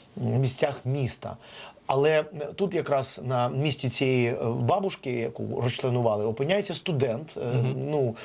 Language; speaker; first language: Ukrainian; non-native, local second language; Russian